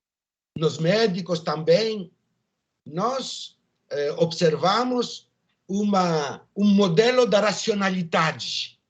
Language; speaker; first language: Portuguese; non-native, learner; French